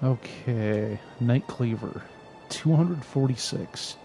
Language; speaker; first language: English; native; English